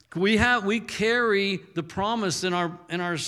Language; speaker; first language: English; early bilingual, other home language; German